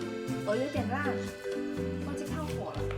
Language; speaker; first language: Chinese; non-native, local second language; Cantonese